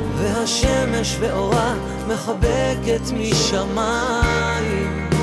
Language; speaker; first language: Hebrew; native; Hebrew